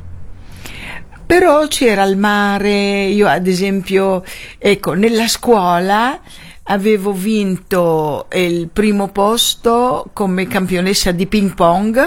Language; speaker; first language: Italian; non-native, fluent; Arabic